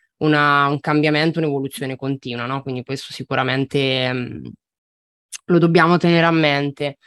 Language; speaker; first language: Italian; native; Italian